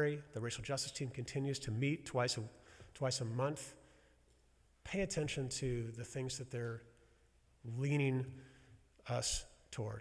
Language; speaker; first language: English; native; English